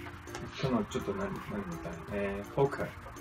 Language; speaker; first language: Japanese; non-native, learner; Chinese